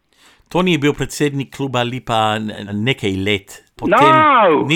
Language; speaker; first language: Slovenian; non-native, local second language; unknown